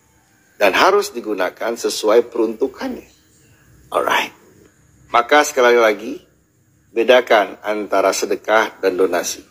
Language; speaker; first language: Indonesian; native; Indonesian